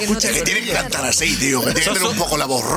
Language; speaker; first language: Spanish; native; Spanish